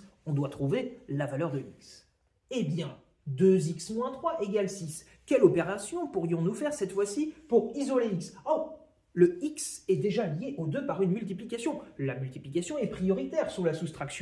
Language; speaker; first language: French; native; French